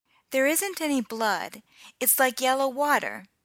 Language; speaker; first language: English; native; English